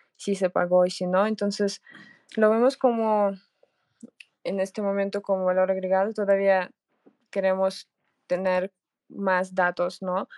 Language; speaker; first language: Spanish; non-native, fluent; Russian